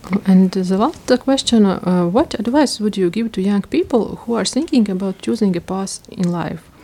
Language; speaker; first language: English; non-native, fluent; Latvian